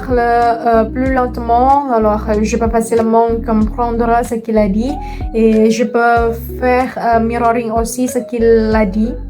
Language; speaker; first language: French; non-native, learner; Indonesian